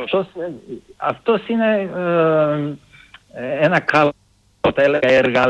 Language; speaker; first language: Greek; non-native, fluent; Serbian